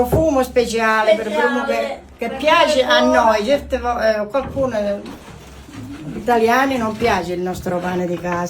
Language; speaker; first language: Italian; native; Italian